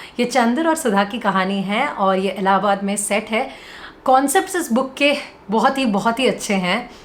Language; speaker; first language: Hindi; non-native, local second language; Bangla